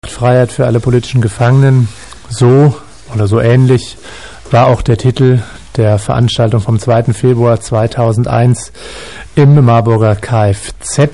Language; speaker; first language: German; native; German